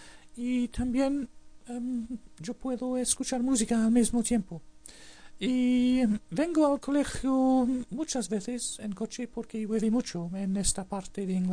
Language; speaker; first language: Spanish; non-native, fluent; English